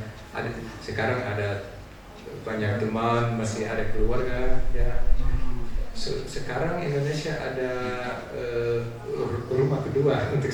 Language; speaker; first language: Indonesian; non-native, learner; Dutch